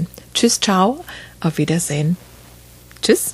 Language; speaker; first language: German; native; German